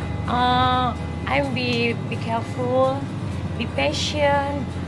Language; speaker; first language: English; non-native, learner; Indonesian